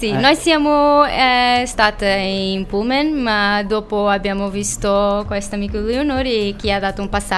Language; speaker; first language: Italian; non-native, learner; Portuguese